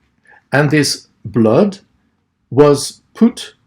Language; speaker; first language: English; non-native, fluent; Dutch